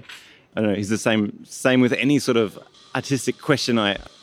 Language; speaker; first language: English; native; English